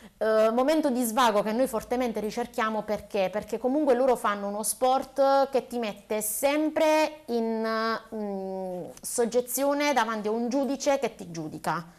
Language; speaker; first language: Italian; native; Italian